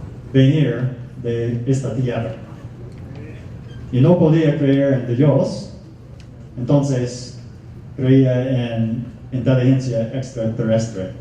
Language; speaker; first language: Spanish; non-native, fluent; English